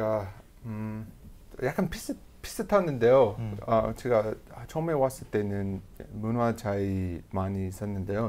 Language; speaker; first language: Korean; non-native, fluent; English